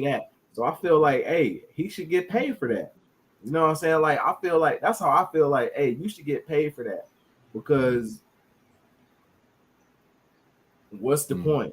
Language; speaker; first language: English; native; English